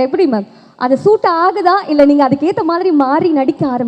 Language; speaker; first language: Tamil; native; Tamil